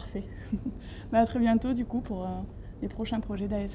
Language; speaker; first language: French; native; French